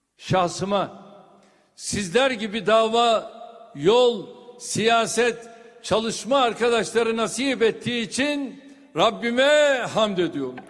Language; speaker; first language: Turkish; native; Turkish